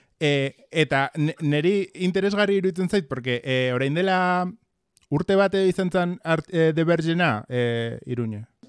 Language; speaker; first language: Basque; native; Basque